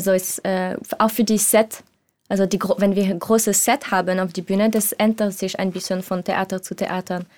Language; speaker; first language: German; non-native, learner; French